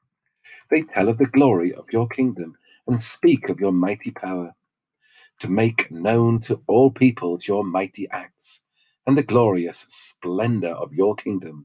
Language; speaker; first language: English; native; English